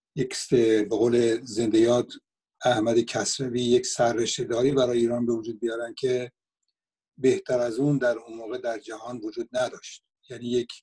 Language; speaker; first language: Persian; native; Persian